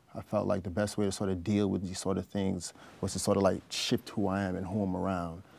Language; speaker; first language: English; native; English